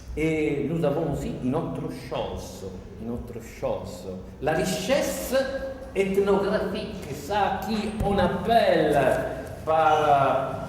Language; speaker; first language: French; non-native, fluent; Italian